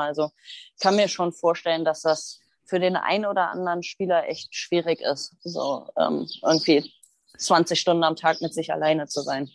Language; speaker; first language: German; native; German